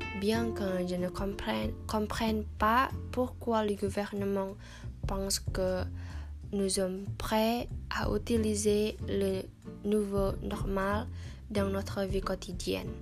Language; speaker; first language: French; non-native, fluent; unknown